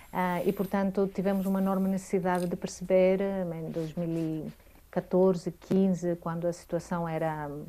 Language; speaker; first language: Portuguese; non-native, fluent; Greek